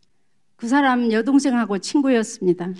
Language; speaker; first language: Korean; native; Korean